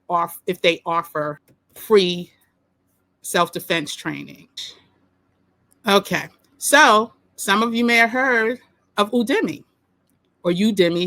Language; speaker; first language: English; native; English